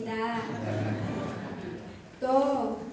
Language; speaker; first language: Korean; non-native, learner; Vietnamese